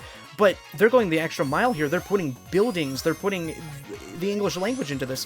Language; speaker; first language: English; native; English